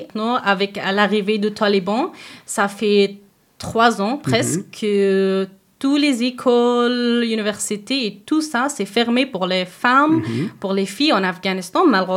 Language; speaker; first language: French; non-native, learner; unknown